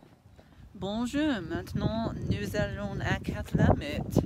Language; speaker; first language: French; non-native, learner; English